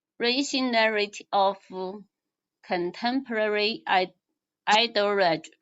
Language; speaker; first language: English; non-native, learner; Chinese